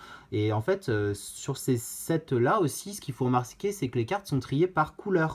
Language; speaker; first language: French; native; French